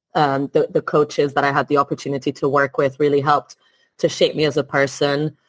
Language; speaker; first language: English; non-native, fluent; Italian